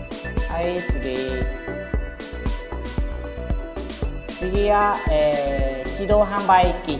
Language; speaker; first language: Japanese; non-native, fluent; Khmer